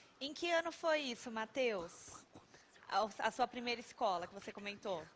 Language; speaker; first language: Portuguese; native; Portuguese